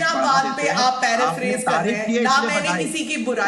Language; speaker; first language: Hindi; native; Hindi